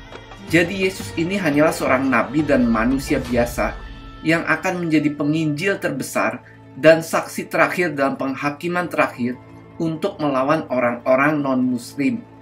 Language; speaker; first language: Indonesian; native; Indonesian